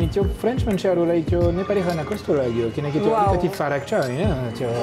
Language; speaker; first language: Nepali; non-native, fluent; French